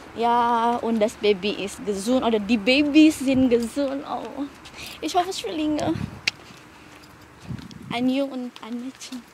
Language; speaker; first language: German; non-native, learner; Indonesian